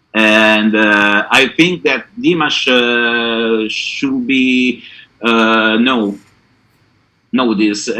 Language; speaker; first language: English; non-native, learner; Italian